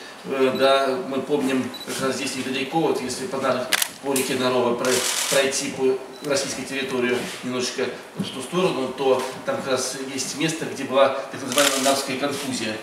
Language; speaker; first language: Russian; native; Russian